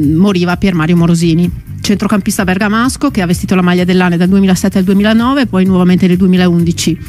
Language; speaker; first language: Italian; native; Italian